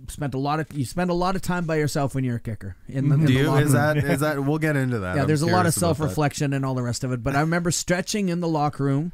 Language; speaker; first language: English; native; English